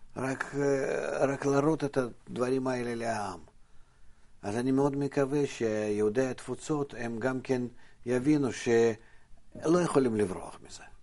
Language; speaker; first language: Hebrew; non-native, fluent; Russian